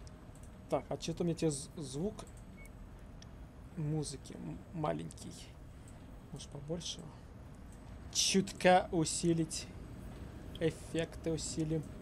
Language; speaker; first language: Russian; native; Russian